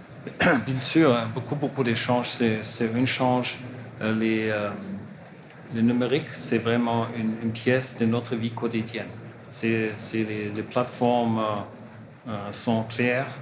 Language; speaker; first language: French; non-native, learner; German